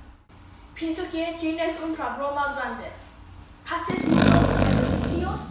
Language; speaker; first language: Spanish; non-native, learner; English